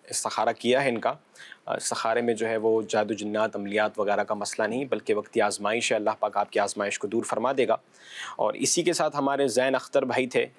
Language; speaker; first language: Urdu; non-native, local second language; Punjabi